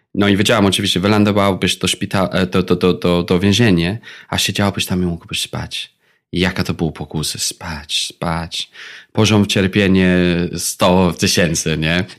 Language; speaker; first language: Polish; non-native, fluent; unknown